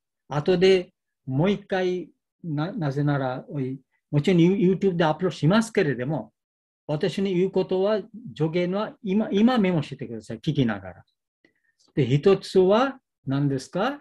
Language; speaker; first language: Japanese; non-native, learner; Bangla